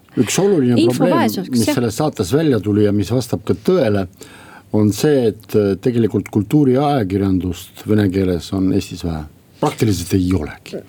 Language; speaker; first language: Estonian; non-native, local second language; Russian